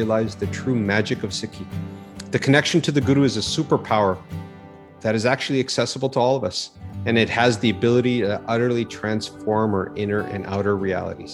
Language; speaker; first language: English; native; English